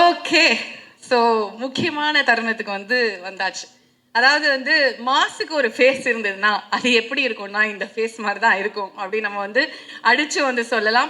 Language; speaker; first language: Tamil; native; Tamil